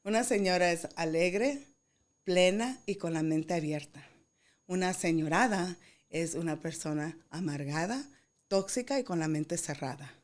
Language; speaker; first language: Spanish; early bilingual, other home language; English